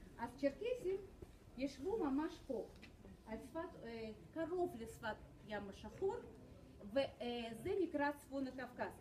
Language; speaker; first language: Hebrew; non-native, fluent; Russian